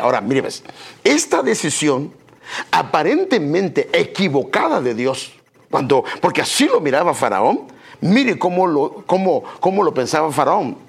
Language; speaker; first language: Spanish; native; Spanish